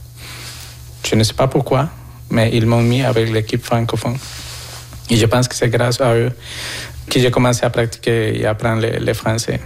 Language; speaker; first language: French; non-native, fluent; Spanish